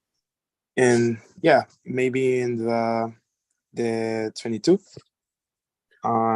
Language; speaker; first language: English; non-native, learner; Spanish